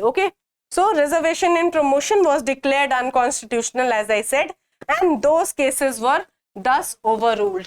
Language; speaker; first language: English; non-native, local second language; Hindi